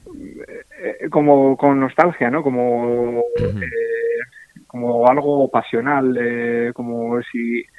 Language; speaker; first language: Spanish; native; Spanish